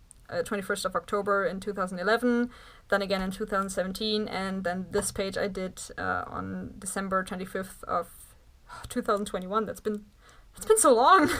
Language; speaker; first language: English; non-native, fluent; German